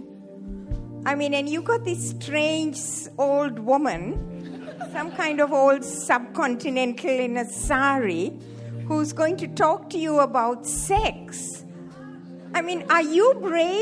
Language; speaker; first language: English; non-native, local second language; Tamil